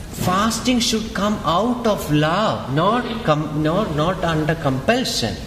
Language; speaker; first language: English; non-native, local second language; Malayalam